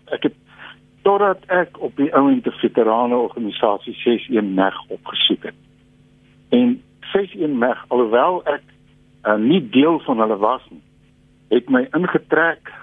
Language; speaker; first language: Afrikaans; native; Afrikaans